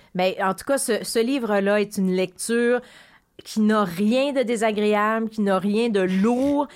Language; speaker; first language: French; native; French